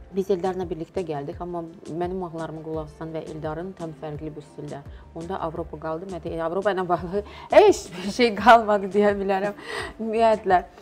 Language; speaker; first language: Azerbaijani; non-native, local second language; Russian